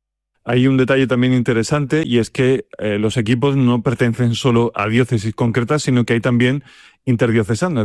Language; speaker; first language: Spanish; native; Spanish